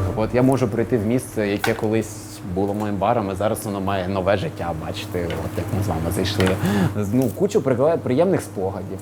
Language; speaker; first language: Ukrainian; non-native, local second language; Russian